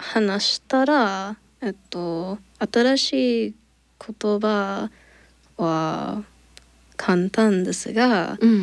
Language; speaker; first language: Japanese; non-native, learner; English